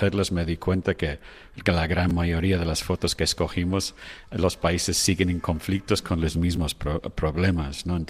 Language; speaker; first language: Spanish; non-native, fluent; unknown